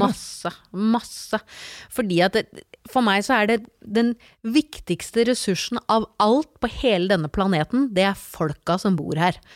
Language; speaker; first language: Norwegian; native; Norwegian